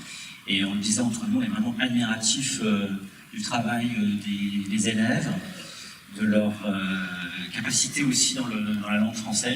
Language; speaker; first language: French; native; French